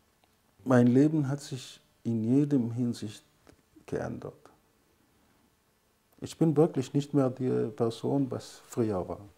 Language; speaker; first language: German; non-native, fluent; Arabic